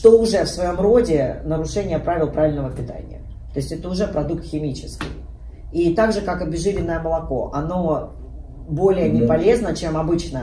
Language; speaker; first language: Russian; native; Russian